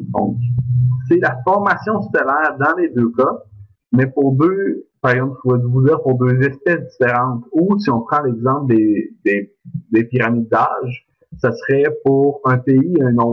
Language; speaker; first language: French; native; French